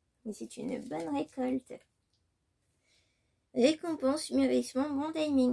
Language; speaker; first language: French; native; French